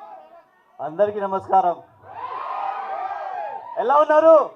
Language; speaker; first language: Telugu; non-native, local second language; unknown